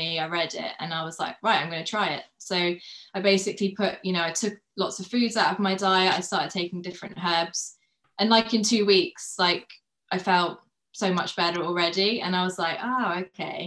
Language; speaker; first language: English; native; English